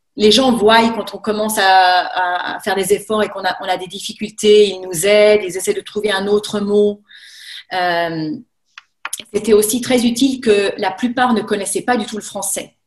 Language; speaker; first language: French; native; French